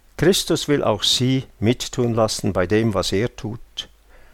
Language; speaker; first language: German; native; German